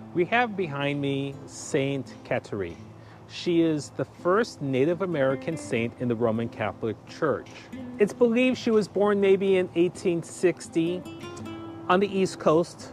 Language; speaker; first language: English; native; English